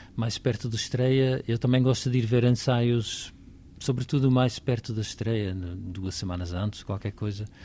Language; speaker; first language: Portuguese; non-native, fluent; Dutch